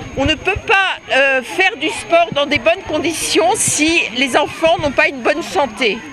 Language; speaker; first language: French; native; French